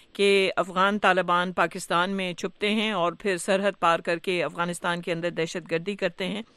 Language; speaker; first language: Urdu; native; Urdu